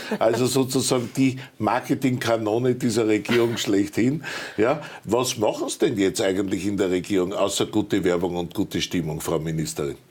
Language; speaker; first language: German; native; German